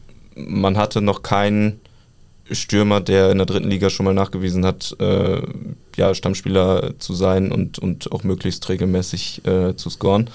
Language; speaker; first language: German; native; German